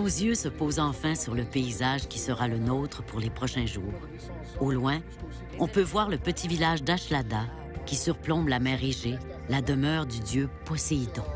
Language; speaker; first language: French; native; French